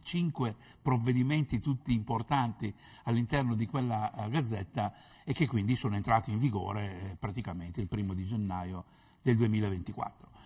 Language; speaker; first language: Italian; native; Italian